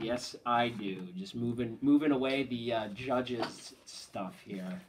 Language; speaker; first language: English; native; English